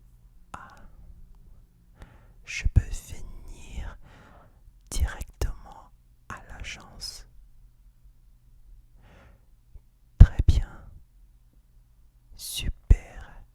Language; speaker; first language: French; non-native, fluent; English